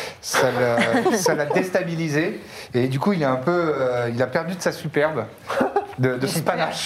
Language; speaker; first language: French; native; French